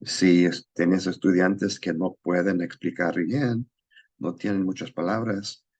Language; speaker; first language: Spanish; non-native, learner; English